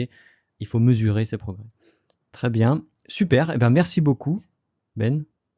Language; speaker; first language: French; native; French